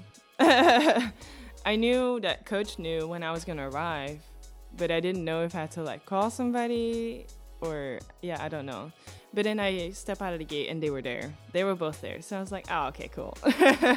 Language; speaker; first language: English; non-native, fluent; Dutch